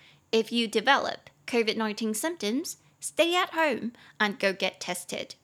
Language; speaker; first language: English; non-native, fluent; Chinese